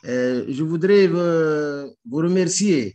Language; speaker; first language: French; non-native, local second language; Arabic